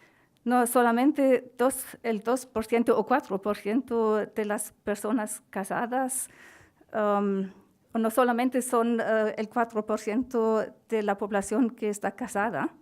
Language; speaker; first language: Spanish; non-native, fluent; German